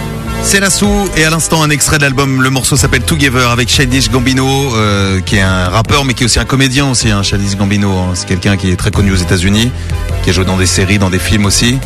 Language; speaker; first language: French; native; French